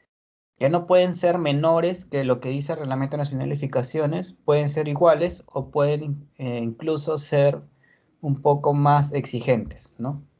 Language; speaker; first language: Spanish; native; Spanish